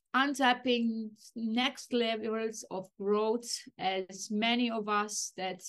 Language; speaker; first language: English; non-native, fluent; Romanian